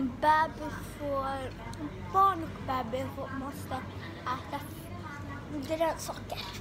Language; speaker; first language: Swedish; early bilingual, other home language; Thai